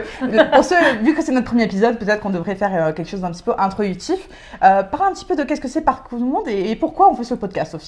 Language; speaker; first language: French; native; French